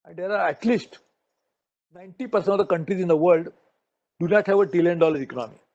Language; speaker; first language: English; non-native, local second language; Marathi